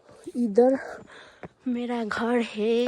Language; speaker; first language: Hindi; non-native, learner; Nepali